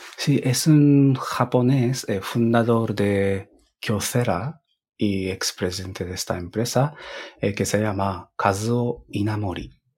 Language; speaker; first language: Spanish; non-native, fluent; Japanese